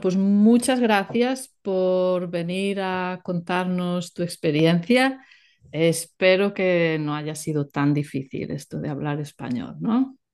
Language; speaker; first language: Spanish; native; Spanish